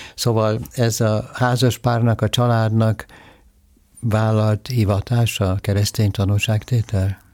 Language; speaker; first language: Hungarian; native; Hungarian